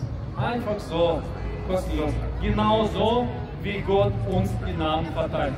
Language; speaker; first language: German; non-native, fluent; Russian